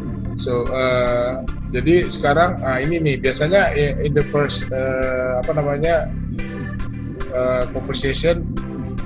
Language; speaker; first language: Indonesian; native; Indonesian